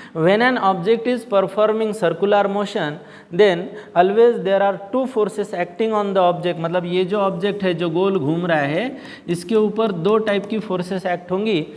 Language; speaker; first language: Hindi; non-native, local second language; Marathi